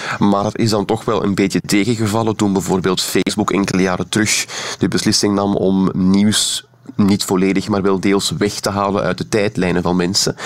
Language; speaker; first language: Dutch; native; Dutch